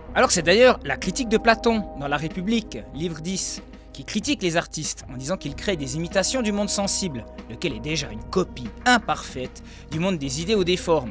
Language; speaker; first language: French; native; French